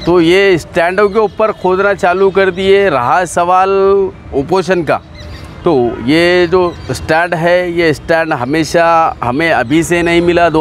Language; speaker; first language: Hindi; non-native, local second language; Marathi